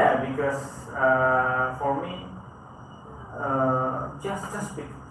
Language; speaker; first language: English; non-native, learner; Indonesian